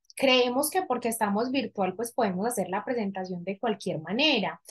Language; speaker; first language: Spanish; native; Spanish